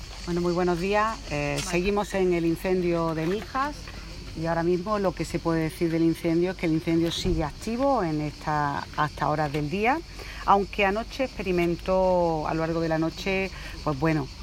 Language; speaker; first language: Spanish; native; Spanish